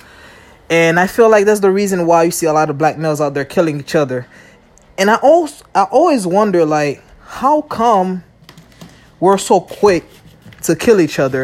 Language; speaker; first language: English; native; English